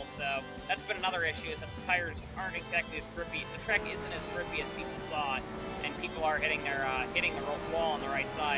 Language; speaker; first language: English; native; English